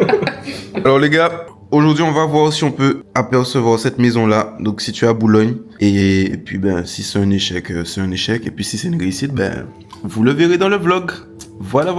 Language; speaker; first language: French; native; French